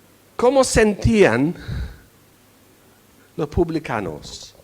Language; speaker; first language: Spanish; non-native, fluent; English